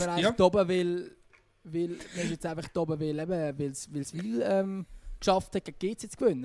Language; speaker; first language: German; native; German